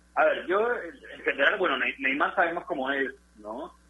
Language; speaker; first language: Spanish; native; Spanish